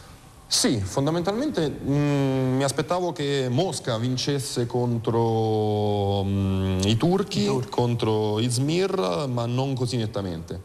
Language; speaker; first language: Italian; native; Italian